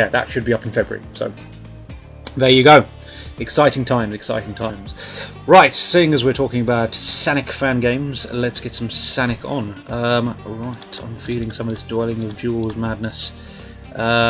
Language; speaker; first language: English; native; English